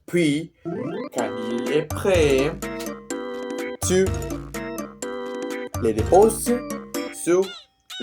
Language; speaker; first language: French; non-native, learner; Spanish